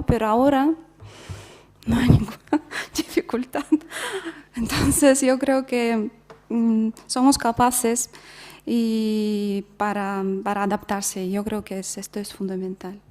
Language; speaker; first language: Spanish; non-native, fluent; Russian